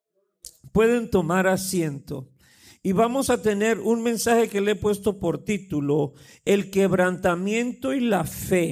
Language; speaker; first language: Spanish; native; Spanish